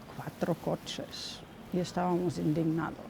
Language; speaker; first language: Spanish; non-native, fluent; German